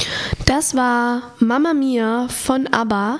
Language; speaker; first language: German; native; German